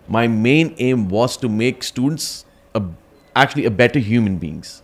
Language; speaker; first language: English; non-native, local second language; Urdu